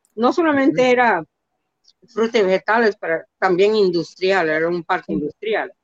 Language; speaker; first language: Spanish; early bilingual, heritage; Spanish